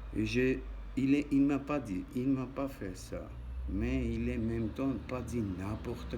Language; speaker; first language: French; non-native, learner; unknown